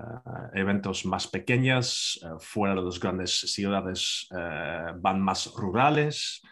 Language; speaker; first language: Spanish; non-native, fluent; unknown